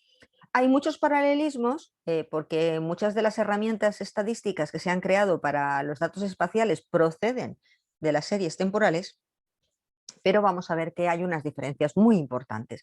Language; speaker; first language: Spanish; native; Spanish